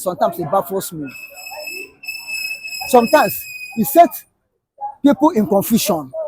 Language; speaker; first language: English; non-native, local second language; Igbo